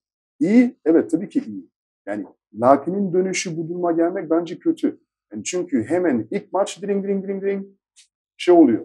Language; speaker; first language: Turkish; non-native, fluent; French